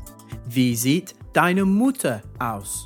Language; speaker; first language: German; non-native, fluent; English